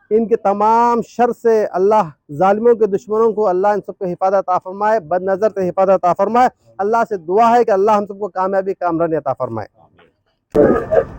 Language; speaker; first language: Urdu; native; Urdu